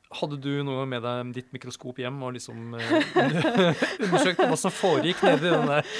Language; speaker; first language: Norwegian; native; Norwegian